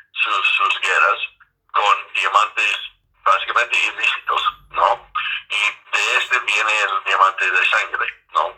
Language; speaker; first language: Spanish; non-native, fluent; English